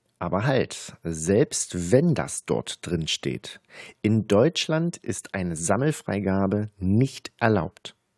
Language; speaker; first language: German; native; German